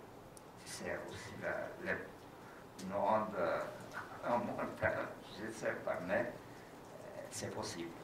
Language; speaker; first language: French; non-native, fluent; Portuguese